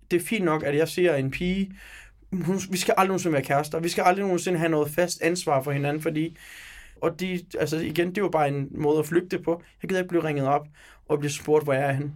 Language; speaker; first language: Danish; early bilingual, other home language; Turkish